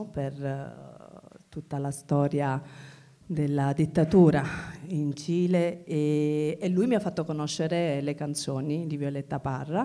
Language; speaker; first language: Italian; native; Italian